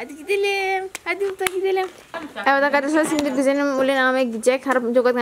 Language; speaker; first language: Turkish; non-native, learner; Indonesian